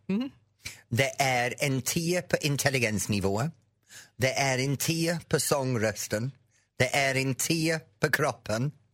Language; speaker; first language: Swedish; non-native, fluent; English